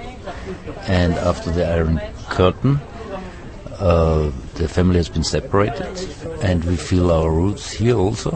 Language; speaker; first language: English; non-native, fluent; German